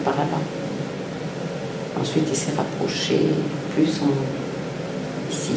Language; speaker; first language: French; early bilingual, other home language; Italian